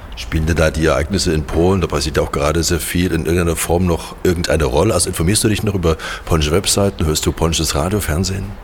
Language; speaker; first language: German; native; German